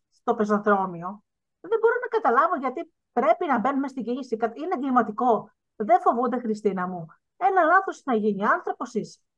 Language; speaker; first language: Greek; native; Greek